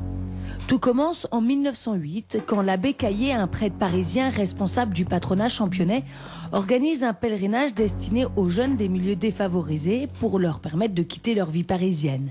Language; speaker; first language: French; native; French